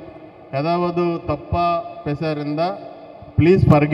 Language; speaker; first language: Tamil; non-native, learner; Telugu